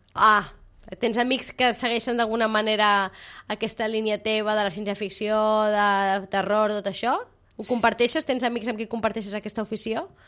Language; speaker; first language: Catalan; native; Catalan